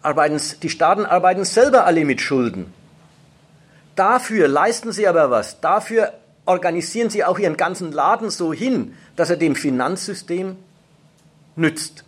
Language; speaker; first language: German; native; German